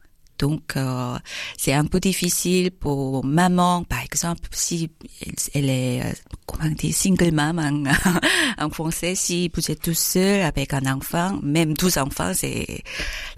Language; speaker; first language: French; non-native, learner; Korean